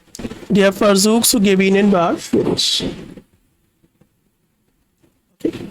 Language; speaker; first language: German; non-native, fluent; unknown